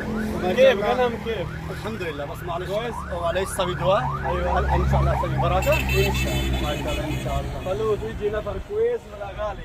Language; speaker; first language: Arabic; non-native, learner; Saraiki